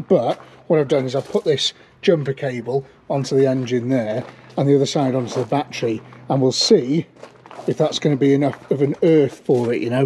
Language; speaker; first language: English; native; English